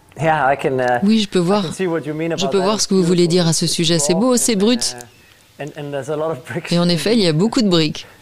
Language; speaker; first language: French; non-native, fluent; Danish